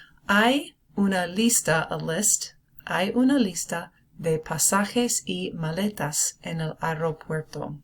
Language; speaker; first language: Spanish; non-native, fluent; English